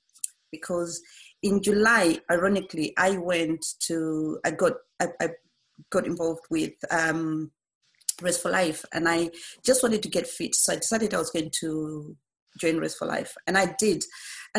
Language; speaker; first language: English; non-native, local second language; Shona